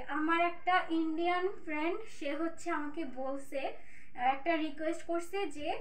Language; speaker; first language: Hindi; non-native, learner; Bangla